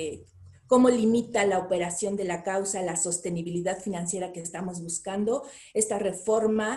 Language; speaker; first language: Spanish; native; Spanish